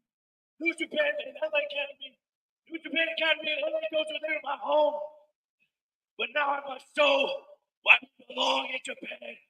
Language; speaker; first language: English; non-native, learner; Japanese